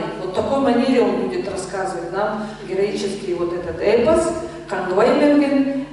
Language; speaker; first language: Russian; non-native, local second language; Tuvinian